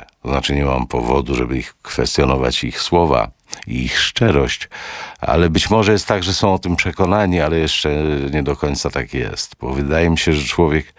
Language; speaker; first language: Polish; native; Polish